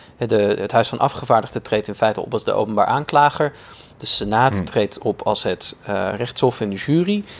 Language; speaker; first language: Dutch; native; Dutch